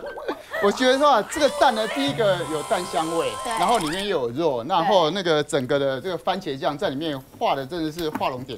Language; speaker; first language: Chinese; native; Chinese